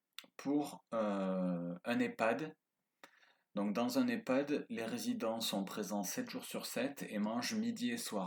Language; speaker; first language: French; native; French